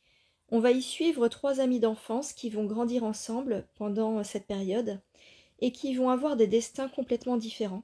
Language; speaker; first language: French; native; French